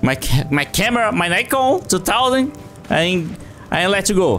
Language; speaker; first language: English; non-native, learner; Portuguese